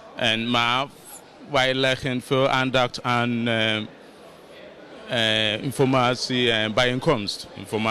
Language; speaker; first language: Dutch; non-native, fluent; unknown